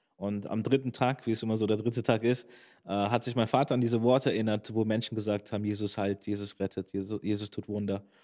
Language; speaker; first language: German; native; German